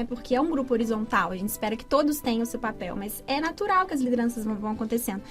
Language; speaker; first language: Portuguese; native; Portuguese